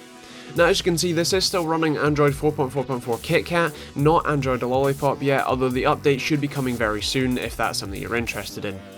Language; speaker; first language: English; native; English